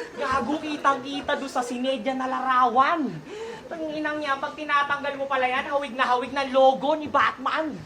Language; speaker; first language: Filipino; non-native, local second language; Pampanga